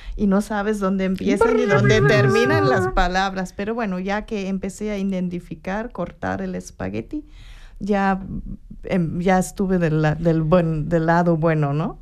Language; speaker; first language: Spanish; non-native, fluent; German